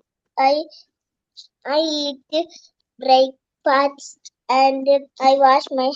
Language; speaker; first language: English; non-native, learner; Malayalam